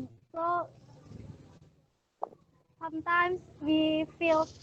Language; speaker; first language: English; non-native, learner; Indonesian